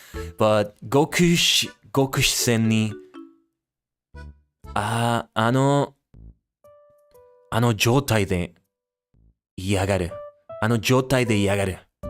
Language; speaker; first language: Japanese; non-native, learner; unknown